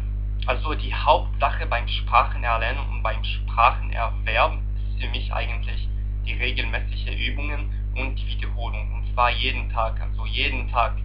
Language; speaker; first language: German; non-native, learner; Arabic